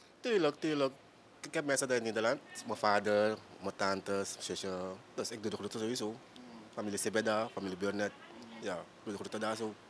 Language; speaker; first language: Dutch; native; Dutch